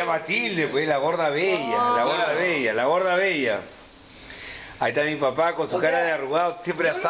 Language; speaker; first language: Spanish; native; Spanish